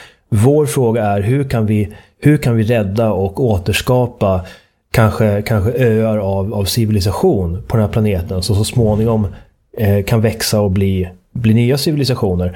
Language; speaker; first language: Swedish; native; Swedish